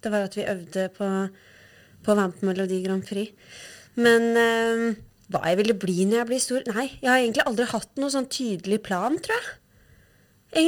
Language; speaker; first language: Norwegian; native; Norwegian